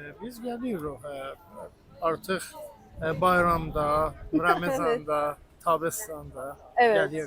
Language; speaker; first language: Turkish; non-native, learner; Persian